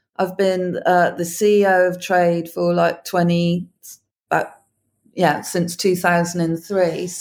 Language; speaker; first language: English; native; English